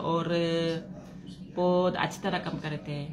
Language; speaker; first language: Hindi; non-native, learner; Korean